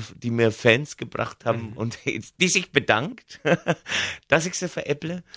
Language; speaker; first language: German; native; German